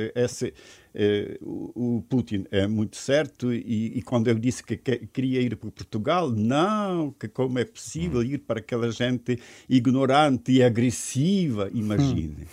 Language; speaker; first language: Portuguese; non-native, fluent; Ukrainian